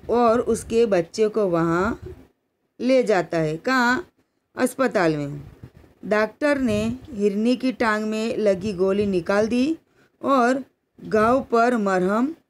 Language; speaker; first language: Hindi; non-native, local second language; Gujarati